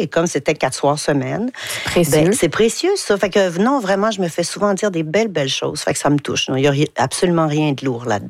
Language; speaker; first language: French; native; French